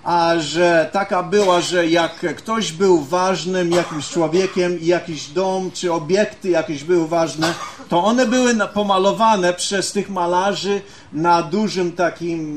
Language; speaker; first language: Polish; early bilingual, heritage; Polish